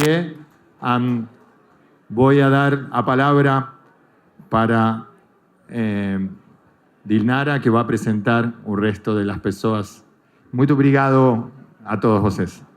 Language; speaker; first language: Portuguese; non-native, fluent; Spanish